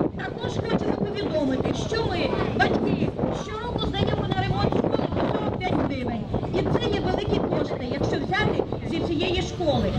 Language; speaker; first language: Ukrainian; native; Ukrainian